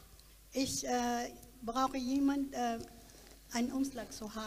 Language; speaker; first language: German; non-native, learner; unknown